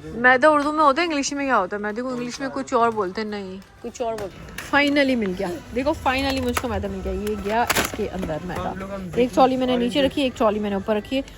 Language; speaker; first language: Urdu; native; Urdu